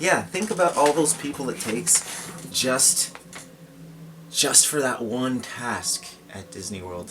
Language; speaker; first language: English; native; English